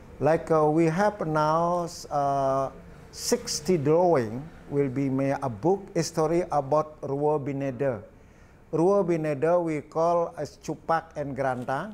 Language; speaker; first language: English; non-native, learner; Balinese